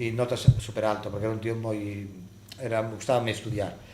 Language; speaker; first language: Spanish; non-native, local second language; Galician